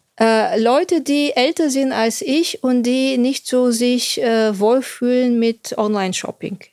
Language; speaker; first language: German; non-native, fluent; Bulgarian